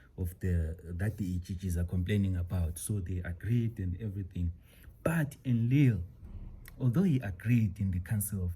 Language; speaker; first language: English; non-native, local second language; Xhosa